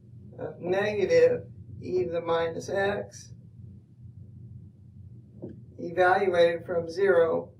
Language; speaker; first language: English; native; English